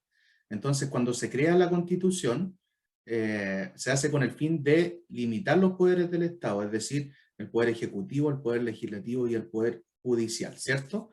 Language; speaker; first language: Spanish; native; Spanish